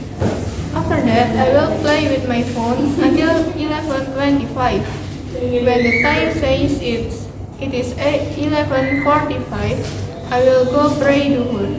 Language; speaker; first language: English; non-native, learner; Indonesian